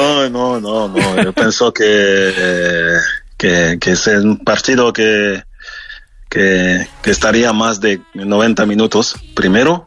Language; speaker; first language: Spanish; non-native, fluent; French